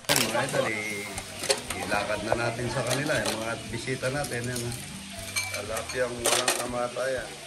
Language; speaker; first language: Filipino; non-native, local second language; Pampanga